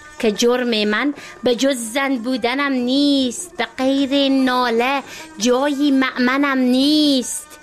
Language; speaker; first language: Persian; native; Persian